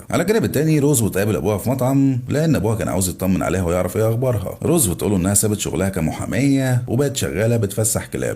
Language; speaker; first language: Arabic; native; Arabic